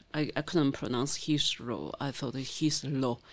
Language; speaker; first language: English; non-native, fluent; Chinese